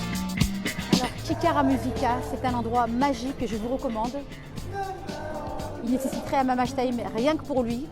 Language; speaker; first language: French; native; French